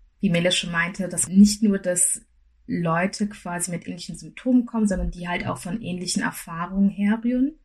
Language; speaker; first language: German; early bilingual, other home language; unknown